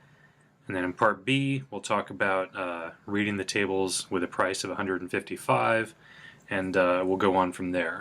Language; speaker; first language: English; native; English